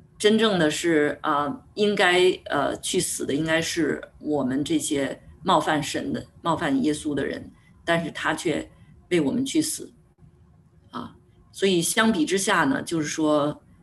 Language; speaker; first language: Chinese; native; Chinese